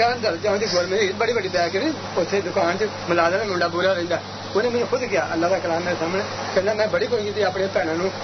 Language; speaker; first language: Urdu; non-native, local second language; Punjabi